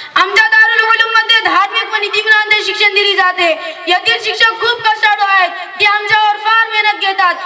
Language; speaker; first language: Marathi; non-native, local second language; Urdu